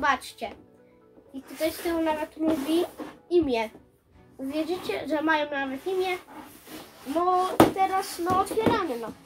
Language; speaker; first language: Polish; early bilingual, heritage; Polish